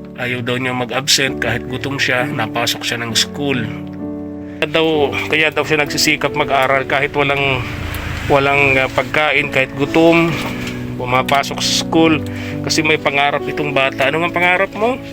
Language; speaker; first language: Filipino; native; Filipino